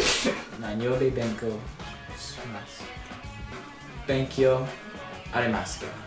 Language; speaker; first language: Japanese; non-native, learner; English